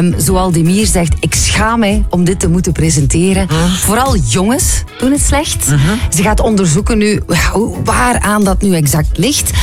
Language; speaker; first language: Dutch; native; Dutch